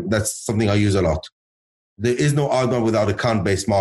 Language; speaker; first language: English; early bilingual, other home language; Hebrew